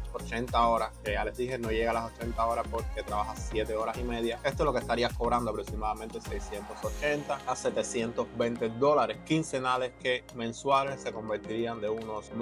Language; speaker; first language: Spanish; native; Spanish